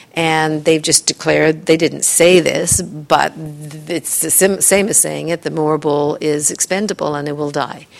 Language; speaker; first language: English; native; English